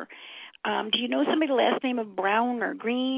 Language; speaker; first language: English; native; English